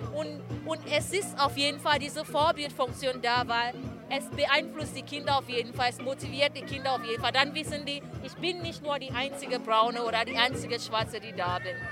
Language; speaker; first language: German; non-native, fluent; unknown